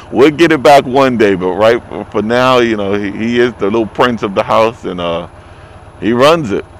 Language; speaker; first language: English; native; English